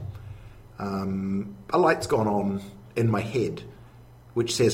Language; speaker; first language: English; native; English